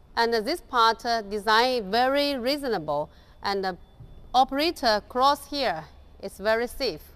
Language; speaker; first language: English; non-native, learner; Chinese